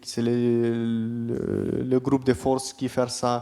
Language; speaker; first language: French; non-native, fluent; Ukrainian